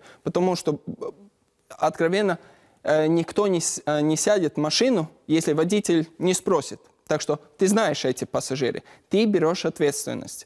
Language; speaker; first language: Russian; non-native, learner; Latvian